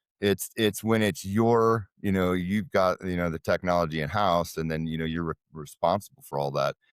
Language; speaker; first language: English; native; English